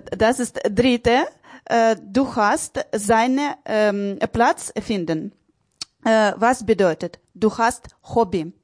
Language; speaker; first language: German; non-native, learner; Ukrainian